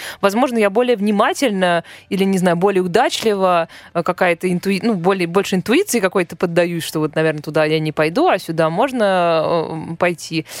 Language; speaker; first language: Russian; native; Russian